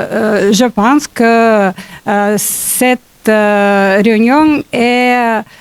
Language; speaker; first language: French; non-native, learner; Russian